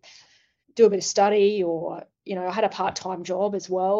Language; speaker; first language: English; native; English